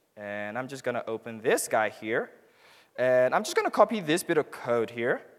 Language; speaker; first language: English; non-native, local second language; Hausa